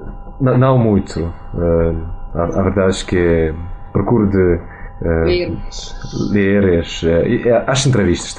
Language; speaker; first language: Portuguese; non-native, learner; Russian